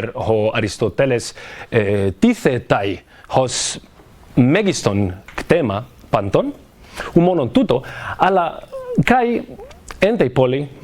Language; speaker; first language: Greek; non-native, fluent; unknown